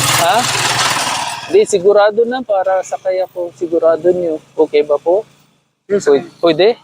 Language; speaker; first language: Filipino; non-native, learner; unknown